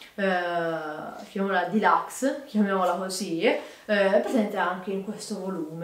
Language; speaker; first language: Italian; native; Italian